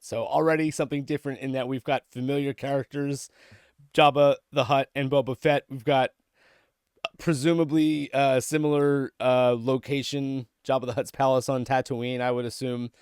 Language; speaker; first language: English; native; English